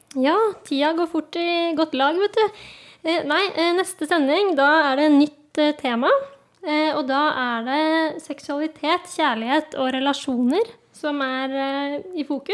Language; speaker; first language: Norwegian; native; Norwegian